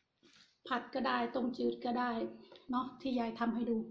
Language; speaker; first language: Thai; non-native, local second language; Northeastern Thai